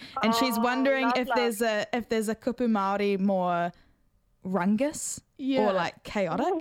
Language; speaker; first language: English; native; English